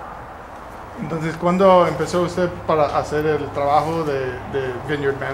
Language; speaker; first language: Spanish; non-native, fluent; English